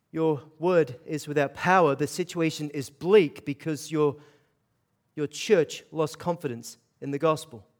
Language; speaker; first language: English; native; English